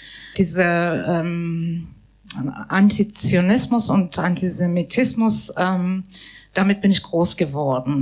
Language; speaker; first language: German; non-native, fluent; Persian